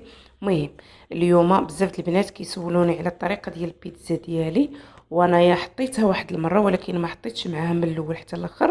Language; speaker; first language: Arabic; native; Arabic